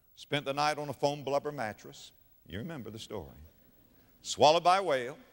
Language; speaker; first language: English; native; English